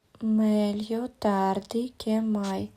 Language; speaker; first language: Italian; non-native, learner; Ukrainian